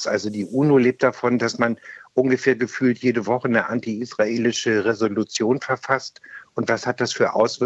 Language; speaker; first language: German; native; German